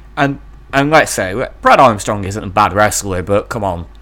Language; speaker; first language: English; native; English